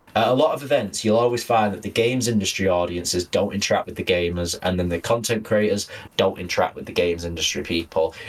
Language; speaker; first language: English; native; English